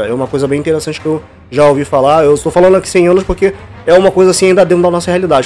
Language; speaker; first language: Portuguese; native; Portuguese